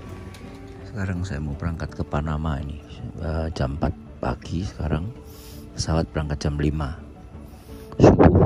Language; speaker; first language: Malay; non-native, local second language; Javanese